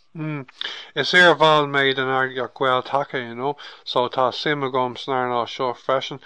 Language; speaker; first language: Irish; non-native, local second language; English